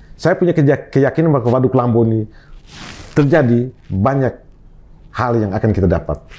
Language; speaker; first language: Indonesian; non-native, local second language; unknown